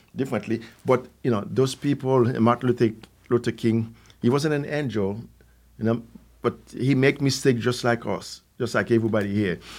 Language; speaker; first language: English; non-native, fluent; Haitian Creole